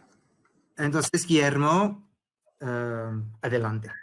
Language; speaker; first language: Spanish; non-native, fluent; French